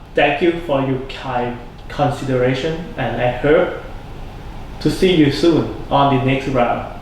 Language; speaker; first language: English; non-native, fluent; Thai